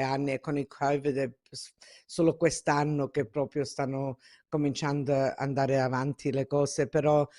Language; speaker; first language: Italian; early bilingual, heritage; Italian